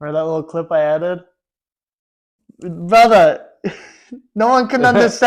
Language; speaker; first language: English; native; English